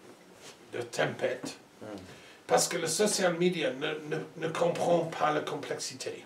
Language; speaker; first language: French; non-native, learner; English